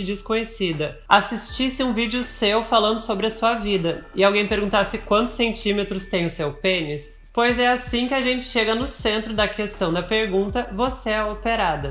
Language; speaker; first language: Portuguese; native; Portuguese